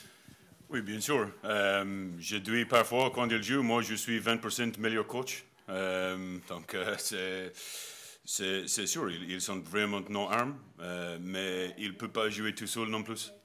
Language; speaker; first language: French; non-native, learner; English